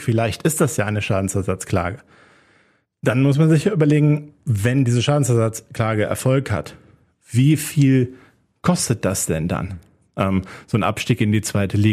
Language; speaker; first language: German; native; German